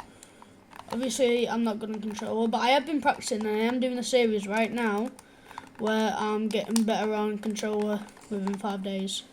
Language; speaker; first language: English; native; English